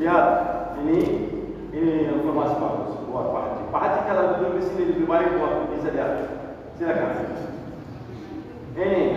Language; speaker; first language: Indonesian; non-native, learner; Arabic